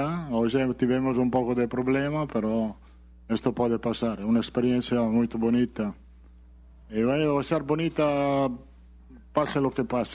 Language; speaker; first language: Portuguese; non-native, fluent; Italian